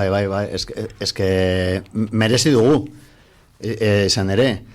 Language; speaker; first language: Basque; non-native, local second language; Spanish